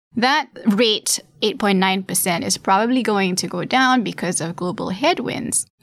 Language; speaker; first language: English; non-native, local second language; Malay